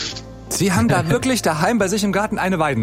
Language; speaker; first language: German; native; German